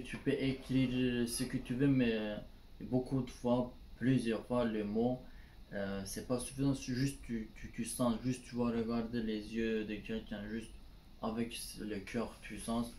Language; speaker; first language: French; non-native, learner; Turkish